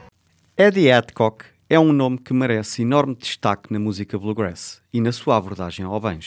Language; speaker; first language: Portuguese; native; Portuguese